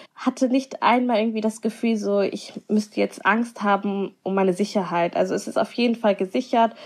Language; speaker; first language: German; non-native, local second language; Somali